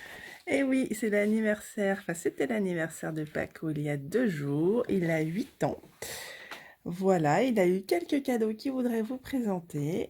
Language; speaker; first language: French; native; French